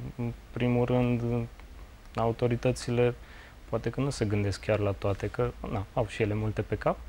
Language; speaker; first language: Romanian; native; Romanian